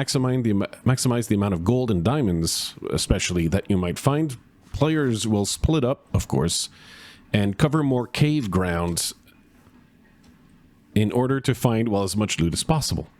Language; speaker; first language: English; native; English